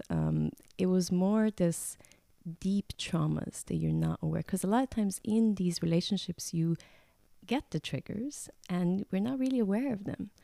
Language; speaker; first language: English; non-native, fluent; Croatian